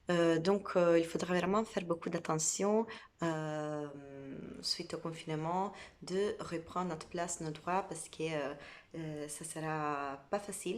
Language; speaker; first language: French; non-native, fluent; Italian